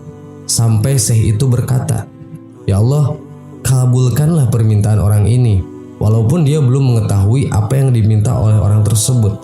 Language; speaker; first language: Indonesian; native; Indonesian